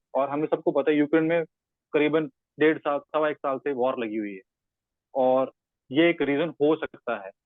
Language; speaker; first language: Hindi; non-native, local second language; Punjabi